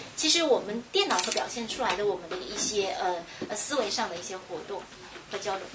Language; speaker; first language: Chinese; native; Chinese